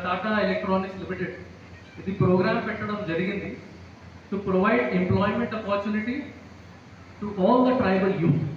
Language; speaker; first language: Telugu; non-native, fluent; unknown